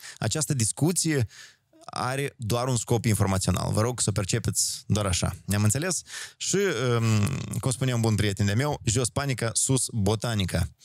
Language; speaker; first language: Romanian; native; Romanian